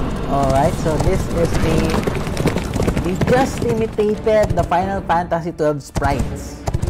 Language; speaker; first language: English; non-native, local second language; Filipino